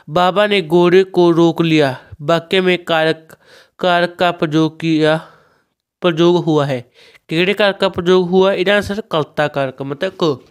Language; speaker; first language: Hindi; non-native, local second language; Punjabi